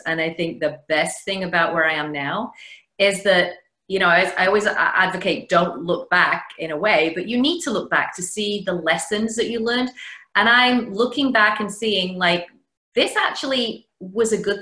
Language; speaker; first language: English; native; English